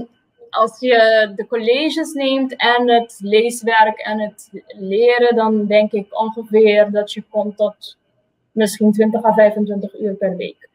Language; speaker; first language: Dutch; non-native, local second language; Papiamento